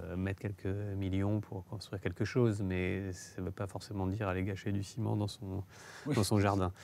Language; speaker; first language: French; native; French